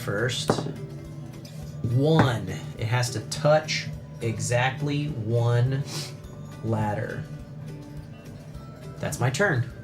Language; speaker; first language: English; native; English